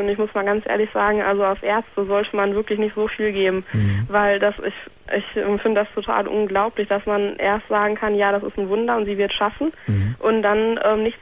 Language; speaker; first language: German; native; German